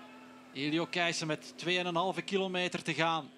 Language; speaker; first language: Dutch; native; Dutch